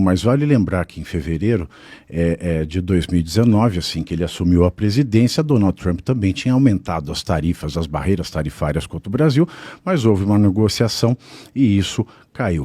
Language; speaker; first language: Portuguese; native; Portuguese